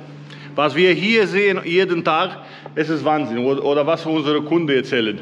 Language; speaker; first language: German; non-native, learner; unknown